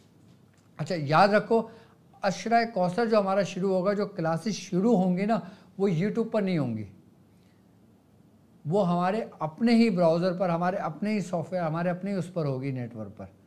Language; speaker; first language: Urdu; native; Urdu